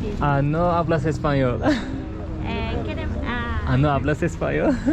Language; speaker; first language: Spanish; non-native, learner; Turkish